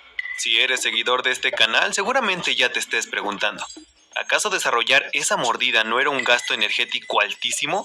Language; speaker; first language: Spanish; native; Spanish